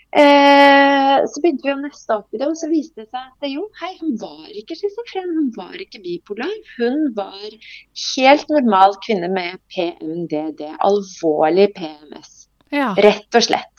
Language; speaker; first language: Norwegian; early bilingual, other home language; Polish